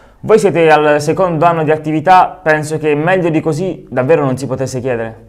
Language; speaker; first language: Italian; native; Italian